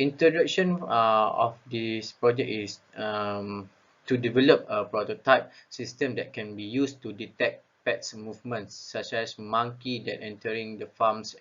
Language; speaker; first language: English; non-native, local second language; Malay